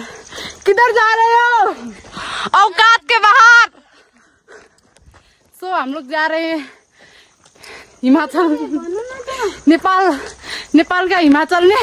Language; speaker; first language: Nepali; native; Nepali